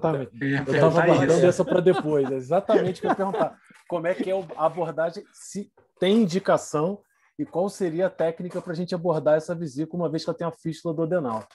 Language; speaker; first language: Portuguese; native; Portuguese